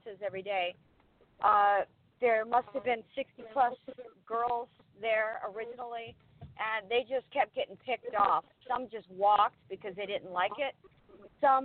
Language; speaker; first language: English; native; English